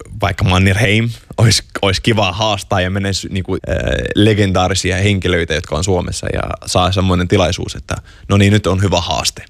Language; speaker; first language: Finnish; non-native, fluent; Arabic